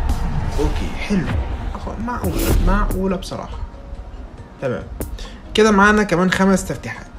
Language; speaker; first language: Arabic; native; Arabic